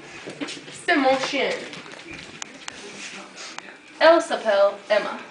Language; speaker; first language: French; non-native, learner; English